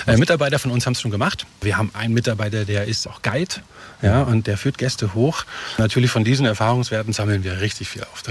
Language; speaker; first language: German; native; German